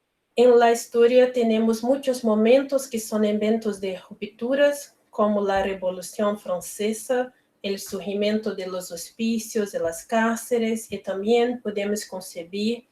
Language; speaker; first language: Spanish; non-native, learner; Portuguese